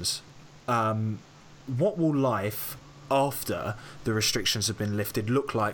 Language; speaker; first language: English; native; English